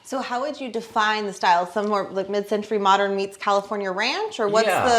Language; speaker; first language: English; native; English